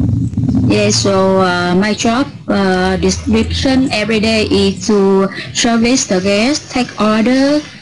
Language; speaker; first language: English; non-native, learner; Vietnamese